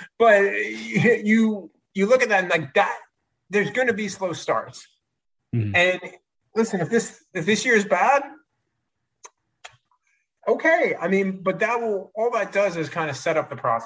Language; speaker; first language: English; native; English